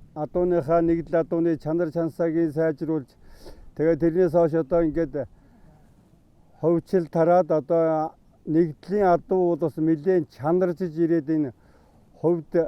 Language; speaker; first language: Mongolian; native; Mongolian